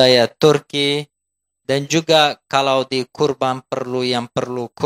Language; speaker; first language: Indonesian; non-native, fluent; Turkish